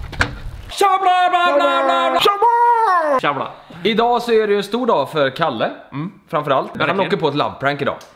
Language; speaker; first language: Swedish; native; Swedish